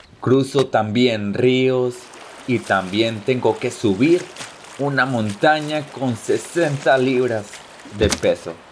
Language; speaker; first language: Spanish; early bilingual, heritage; Spanish